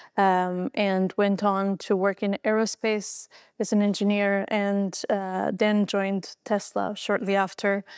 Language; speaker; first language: English; non-native, fluent; Albanian